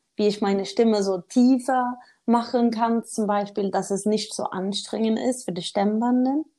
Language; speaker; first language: German; non-native, fluent; Swedish